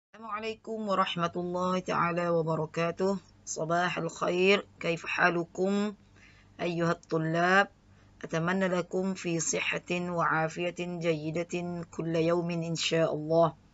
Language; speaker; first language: Arabic; non-native, learner; Malay